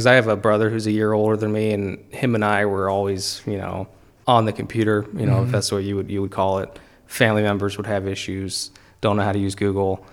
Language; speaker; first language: English; native; English